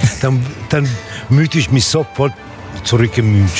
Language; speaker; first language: German; non-native, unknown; Italian